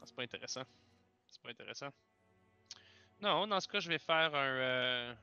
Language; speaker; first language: French; native; French